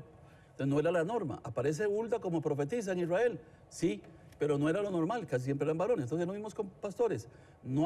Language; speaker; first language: Spanish; native; Spanish